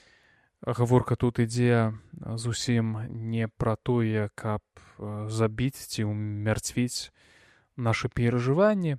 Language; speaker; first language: Belarusian; non-native, local second language; Russian